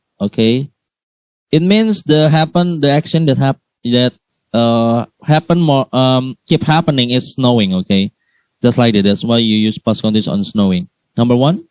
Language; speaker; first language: English; non-native, learner; Indonesian